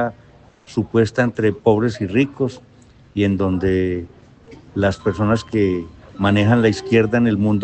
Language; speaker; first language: Spanish; native; Spanish